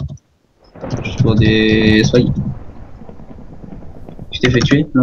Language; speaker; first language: French; native; French